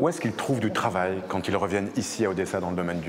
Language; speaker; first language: French; native; French